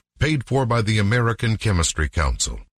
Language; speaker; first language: English; native; English